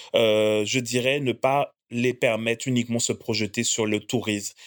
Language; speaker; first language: French; native; French